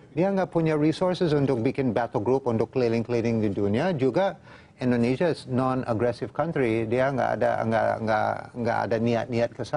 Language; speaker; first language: Indonesian; non-native, fluent; English